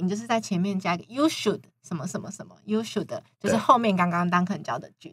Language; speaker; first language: Chinese; native; Chinese